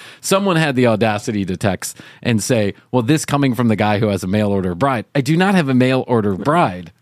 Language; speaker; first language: English; native; English